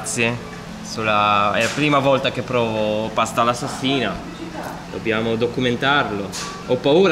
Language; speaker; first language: Italian; non-native, learner; English